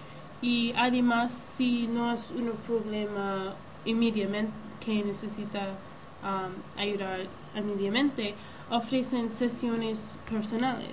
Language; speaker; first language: Spanish; non-native, learner; English